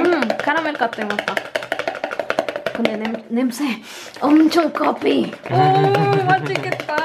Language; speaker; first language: Korean; non-native, learner; Spanish